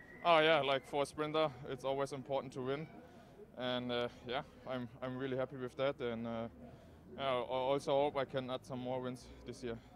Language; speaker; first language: English; non-native, fluent; German